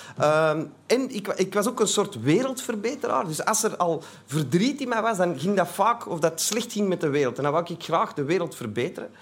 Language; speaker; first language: Dutch; native; Dutch